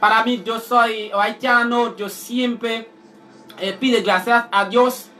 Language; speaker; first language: Spanish; non-native, learner; Haitian Creole